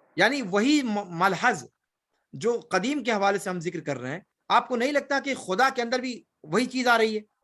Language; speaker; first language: Urdu; native; Urdu